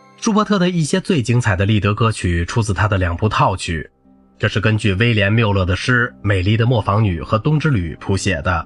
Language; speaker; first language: Chinese; native; Chinese